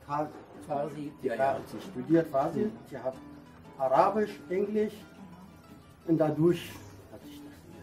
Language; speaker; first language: German; non-native, learner; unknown